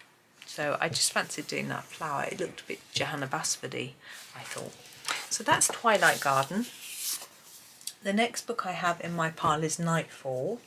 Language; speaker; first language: English; native; English